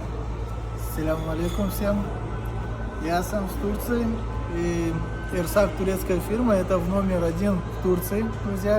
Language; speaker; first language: Russian; non-native, fluent; Turkish